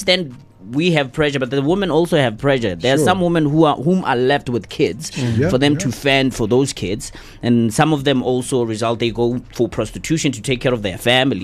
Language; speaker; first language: English; non-native, local second language; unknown